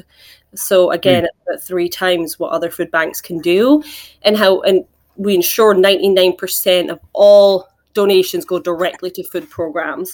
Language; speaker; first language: English; native; English